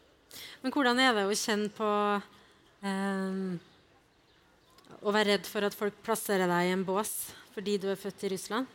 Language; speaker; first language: Norwegian; native; Norwegian